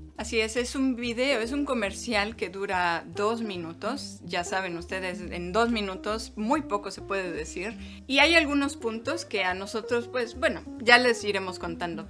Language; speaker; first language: Spanish; native; Spanish